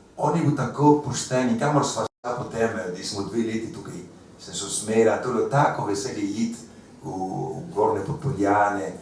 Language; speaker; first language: Slovenian; early bilingual, heritage; Slovenian